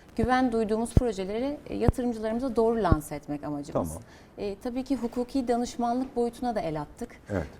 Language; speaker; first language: Turkish; native; Turkish